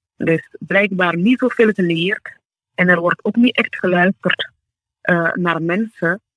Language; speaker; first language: Dutch; non-native, fluent; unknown